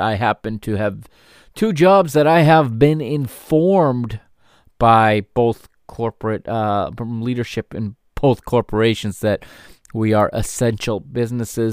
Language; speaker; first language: English; native; English